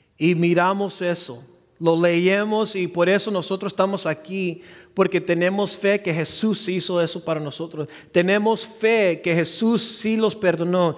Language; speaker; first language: Spanish; early bilingual, heritage; Spanish